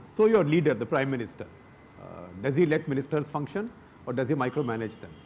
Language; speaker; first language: English; non-native, local second language; Hindi